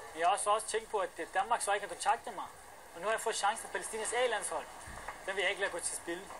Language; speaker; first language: Danish; early bilingual, other home language; Arabic